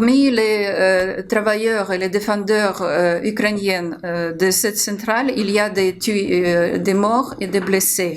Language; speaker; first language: French; non-native, fluent; Ukrainian